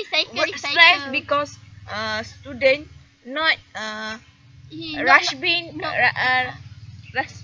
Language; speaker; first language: English; non-native, learner; Malay